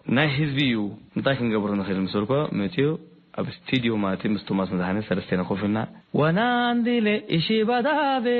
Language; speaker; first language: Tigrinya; non-native, local second language; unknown